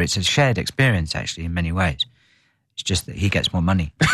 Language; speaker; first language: English; native; English